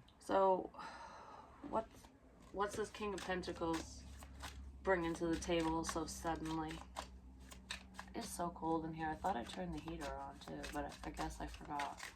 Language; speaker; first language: English; native; English